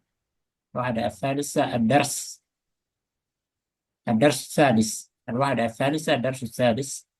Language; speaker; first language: Arabic; non-native, fluent; Indonesian